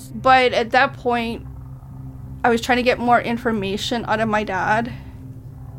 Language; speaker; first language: English; native; English